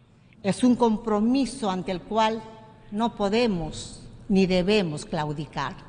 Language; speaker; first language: Spanish; native; Spanish